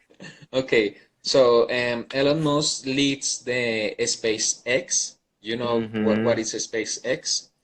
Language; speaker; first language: English; non-native, learner; Spanish